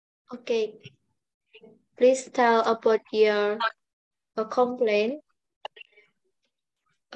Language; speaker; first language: English; non-native, learner; Indonesian